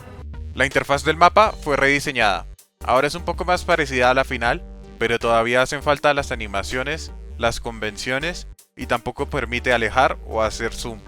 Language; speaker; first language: Spanish; native; Spanish